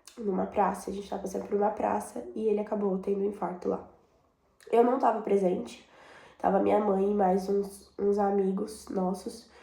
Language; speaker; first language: Portuguese; native; Portuguese